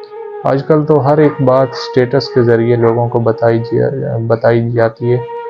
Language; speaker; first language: Urdu; native; Urdu